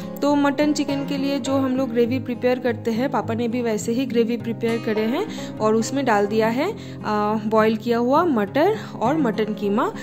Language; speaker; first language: Hindi; non-native, local second language; Bangla